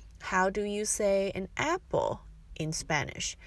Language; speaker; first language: English; non-native, fluent; Chinese